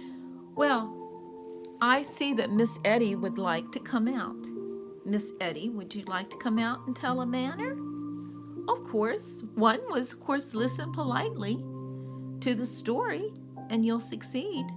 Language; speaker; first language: English; native; English